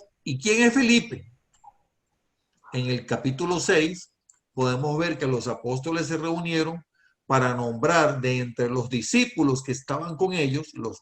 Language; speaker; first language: Spanish; native; Spanish